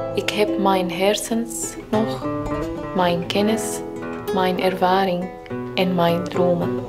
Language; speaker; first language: Dutch; non-native, learner; Arabic